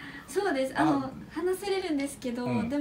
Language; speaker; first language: Japanese; early bilingual, other home language; Portuguese